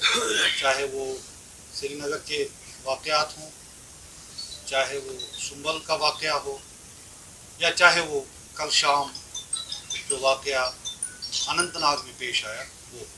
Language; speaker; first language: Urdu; non-native, local second language; Kashmiri